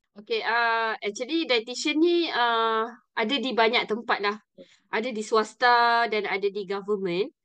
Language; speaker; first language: Malay; native; Malay